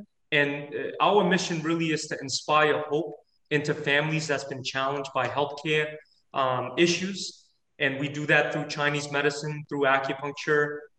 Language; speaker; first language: English; native; English